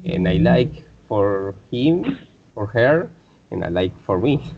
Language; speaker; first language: English; non-native, learner; Spanish